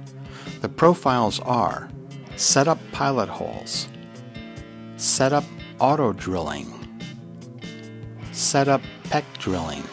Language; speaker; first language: English; native; English